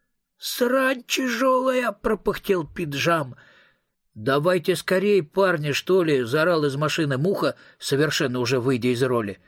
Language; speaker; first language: Russian; native; Russian